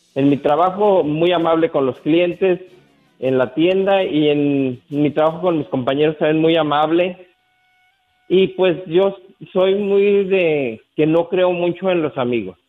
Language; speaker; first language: Spanish; native; Spanish